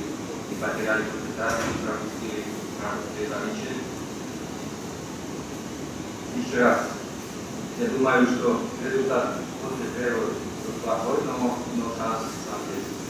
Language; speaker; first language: Russian; non-native, learner; Georgian